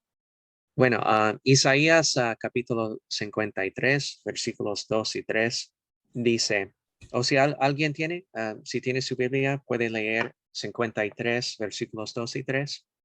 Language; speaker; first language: Spanish; non-native, fluent; English